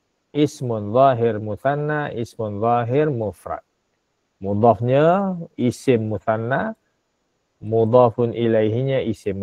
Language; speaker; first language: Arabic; non-native, fluent; Malay